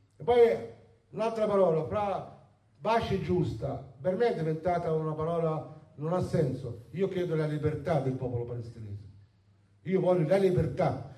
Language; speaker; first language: Italian; non-native, fluent; Arabic